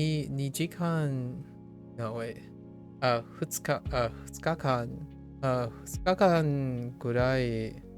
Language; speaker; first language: Japanese; non-native, learner; English